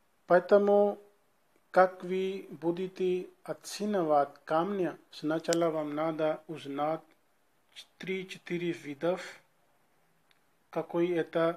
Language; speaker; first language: Russian; non-native, learner; Urdu